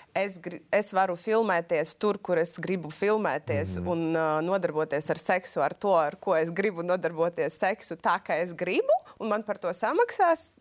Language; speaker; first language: Latvian; non-native, local second language; Russian